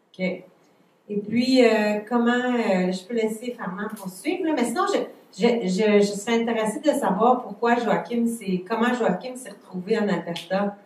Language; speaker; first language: French; native; French